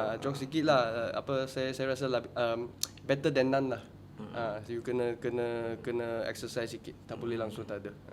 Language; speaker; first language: Malay; non-native, local second language; Chinese